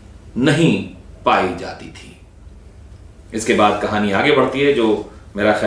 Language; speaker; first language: Urdu; native; Urdu